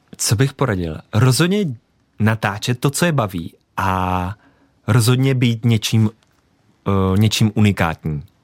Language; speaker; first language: Czech; native; Czech